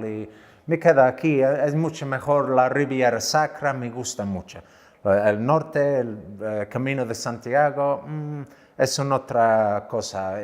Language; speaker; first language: Spanish; non-native, learner; English